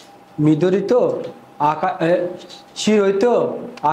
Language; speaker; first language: Japanese; non-native, learner; Bangla